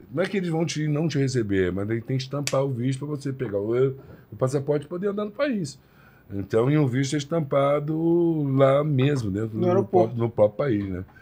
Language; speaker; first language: Portuguese; native; Portuguese